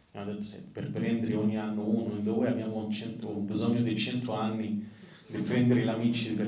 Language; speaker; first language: Italian; non-native, fluent; Arabic